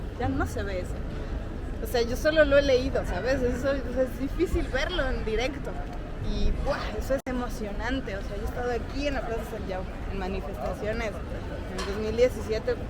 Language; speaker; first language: Spanish; native; Spanish